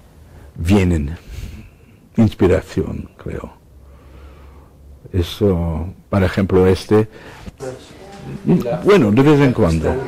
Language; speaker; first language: Spanish; non-native, fluent; Dutch